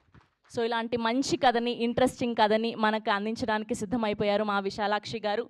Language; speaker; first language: Telugu; native; Telugu